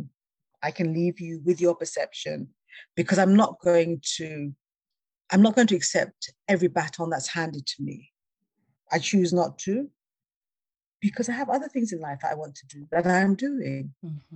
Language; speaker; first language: English; native; English